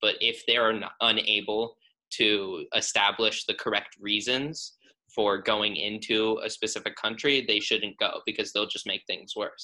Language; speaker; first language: English; native; English